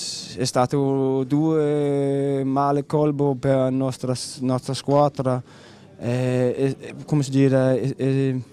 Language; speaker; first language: Italian; non-native, learner; Danish